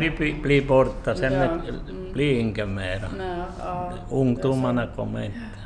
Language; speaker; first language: Swedish; non-native, learner; Finnish